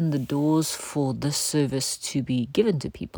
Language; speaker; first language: English; native; English